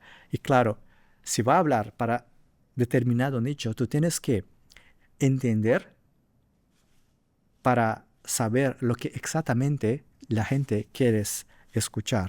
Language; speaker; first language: Spanish; non-native, fluent; Portuguese